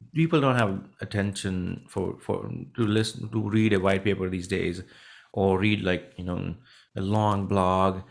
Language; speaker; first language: English; non-native, local second language; Punjabi